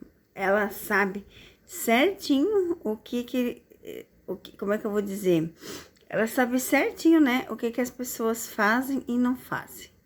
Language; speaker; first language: Portuguese; native; Portuguese